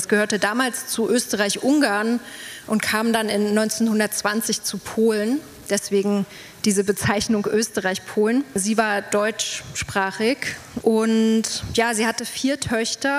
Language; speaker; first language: German; native; German